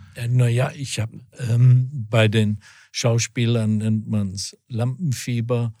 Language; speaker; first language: German; native; German